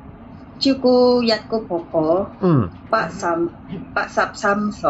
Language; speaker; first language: Cantonese; non-native, learner; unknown